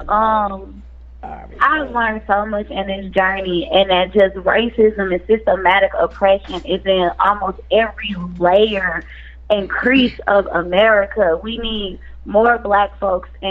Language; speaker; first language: English; native; English